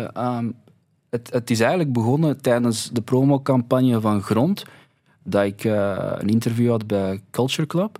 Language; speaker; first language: Dutch; early bilingual, other home language; Arabic